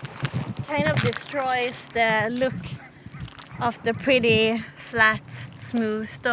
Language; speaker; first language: English; non-native, fluent; Swedish